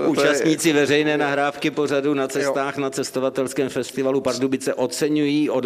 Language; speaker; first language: Czech; native; Czech